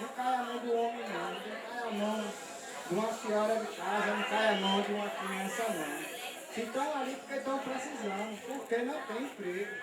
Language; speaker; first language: Portuguese; native; Portuguese